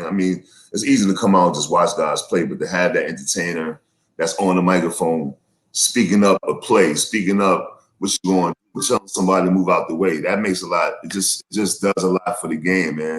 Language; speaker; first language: English; native; English